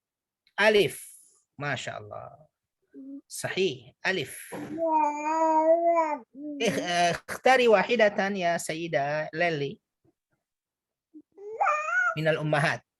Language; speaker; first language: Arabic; non-native, fluent; Indonesian